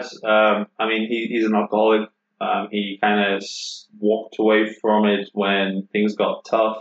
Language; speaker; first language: English; non-native, fluent; Polish